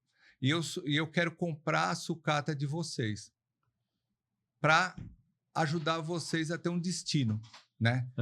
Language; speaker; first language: Portuguese; native; Portuguese